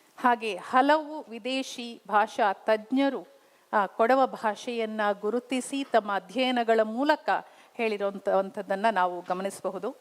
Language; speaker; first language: Kannada; non-native, local second language; Kodava